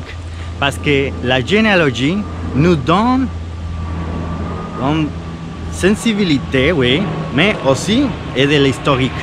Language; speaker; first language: French; non-native, fluent; Spanish